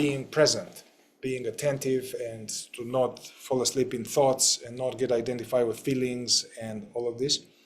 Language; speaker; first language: English; non-native, fluent; Romanian